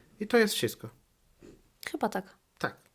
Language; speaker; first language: Polish; non-native, learner; Portuguese